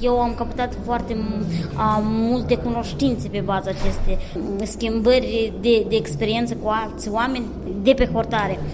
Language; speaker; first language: Romanian; non-native, local second language; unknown